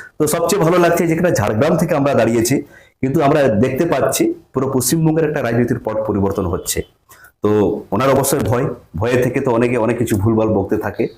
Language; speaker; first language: Bangla; non-native, local second language; Santali